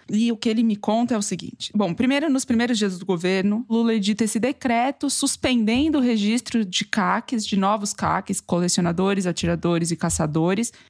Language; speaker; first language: Portuguese; native; Portuguese